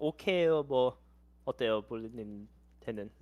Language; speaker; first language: Korean; early bilingual, heritage; Korean